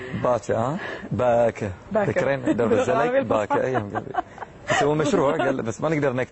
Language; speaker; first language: Arabic; native; Arabic